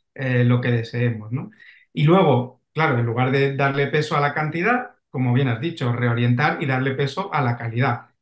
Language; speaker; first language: Spanish; native; Spanish